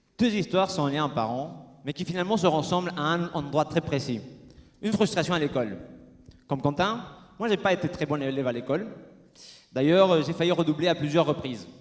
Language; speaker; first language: French; non-native, fluent; Spanish